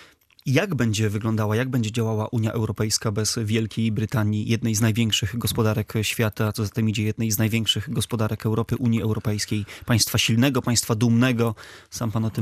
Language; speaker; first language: Polish; native; Polish